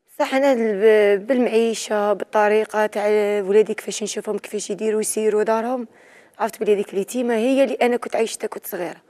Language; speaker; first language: Arabic; native; Arabic